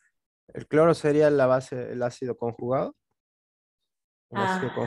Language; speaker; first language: Spanish; native; Spanish